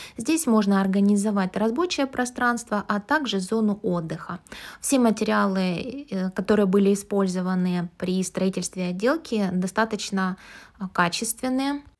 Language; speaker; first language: Russian; native; Russian